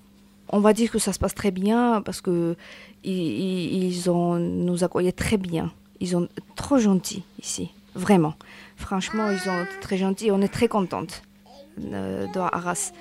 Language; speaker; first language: French; non-native, learner; Georgian